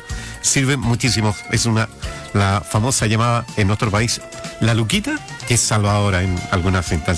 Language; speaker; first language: Spanish; native; Spanish